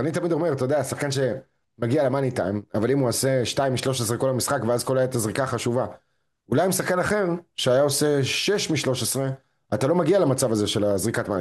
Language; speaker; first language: Hebrew; native; Hebrew